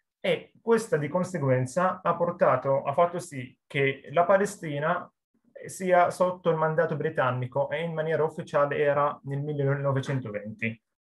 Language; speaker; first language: Italian; non-native, fluent; Arabic